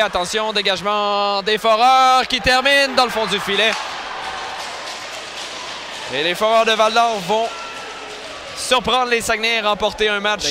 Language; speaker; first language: French; native; French